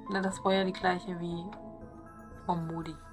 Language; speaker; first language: German; native; German